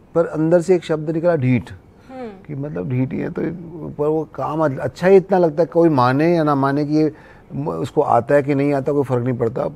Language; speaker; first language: Hindi; native; Hindi